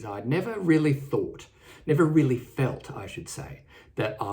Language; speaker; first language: English; native; English